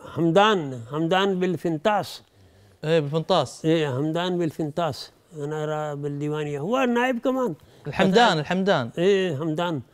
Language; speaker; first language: Arabic; non-native, fluent; Urdu